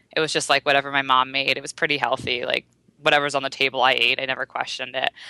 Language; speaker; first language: English; native; English